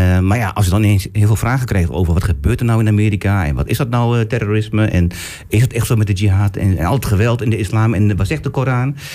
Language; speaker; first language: Dutch; early bilingual, other home language; Turkish